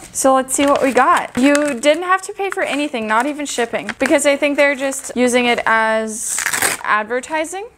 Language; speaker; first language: English; non-native, fluent; German